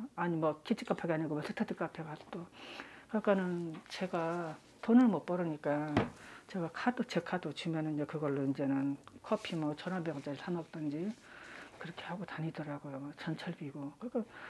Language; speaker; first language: Korean; native; Korean